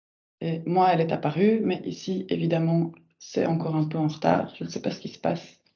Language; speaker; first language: French; native; French